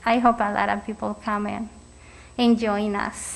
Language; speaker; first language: English; non-native, learner; Spanish